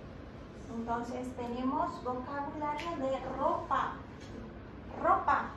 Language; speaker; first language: Spanish; non-native, fluent; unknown